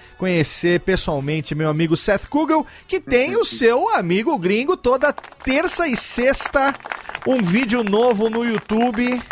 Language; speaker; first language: Portuguese; native; Portuguese